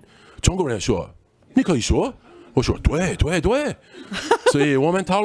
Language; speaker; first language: Chinese; non-native, learner; English